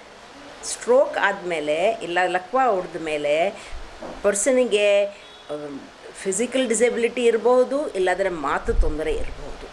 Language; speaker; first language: Kannada; non-native, local second language; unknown